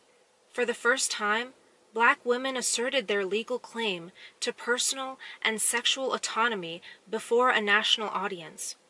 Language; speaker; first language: English; native; English